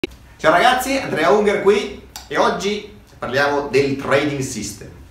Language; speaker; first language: Italian; native; Italian